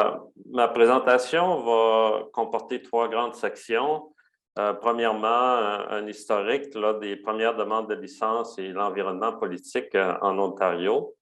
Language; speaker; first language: French; native; French